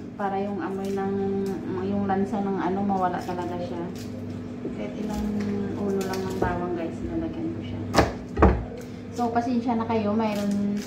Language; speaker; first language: Filipino; non-native, local second language; Hiligaynon